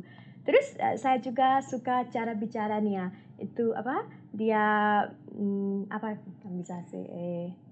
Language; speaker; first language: Indonesian; non-native, learner; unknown